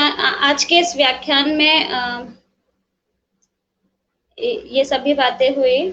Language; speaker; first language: Hindi; native; Hindi